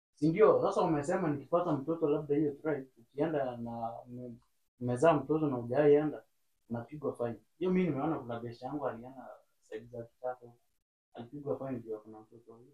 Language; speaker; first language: Swahili; native; Swahili